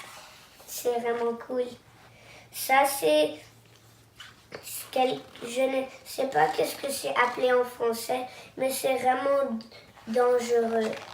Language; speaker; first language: French; non-native, local second language; English